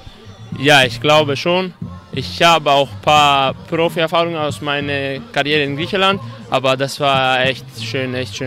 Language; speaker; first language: German; non-native, fluent; Greek